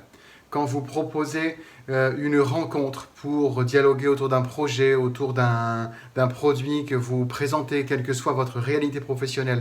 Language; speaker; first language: French; native; French